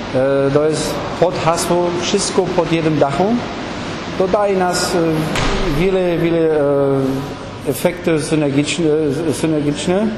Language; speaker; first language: Polish; non-native, learner; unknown